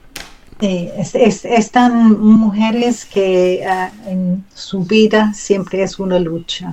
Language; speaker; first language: Spanish; non-native, learner; English